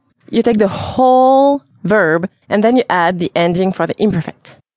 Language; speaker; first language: English; non-native, fluent; French